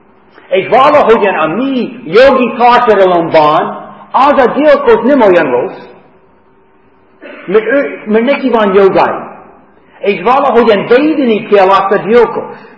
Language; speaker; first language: Hungarian; non-native, fluent; English